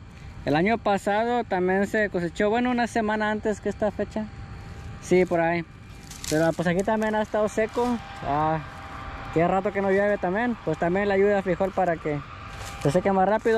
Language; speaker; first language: Spanish; native; Spanish